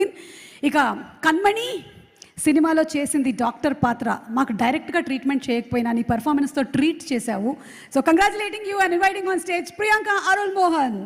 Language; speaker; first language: Telugu; native; Telugu